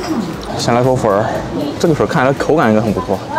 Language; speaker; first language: Chinese; native; Chinese